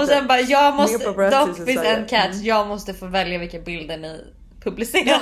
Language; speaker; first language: Swedish; native; Swedish